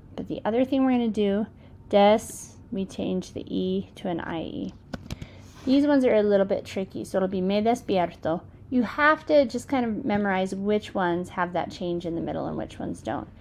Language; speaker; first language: English; native; English